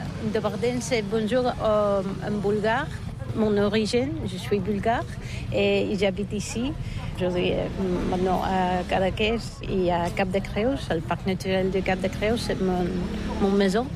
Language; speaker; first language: French; non-native, learner; Bulgarian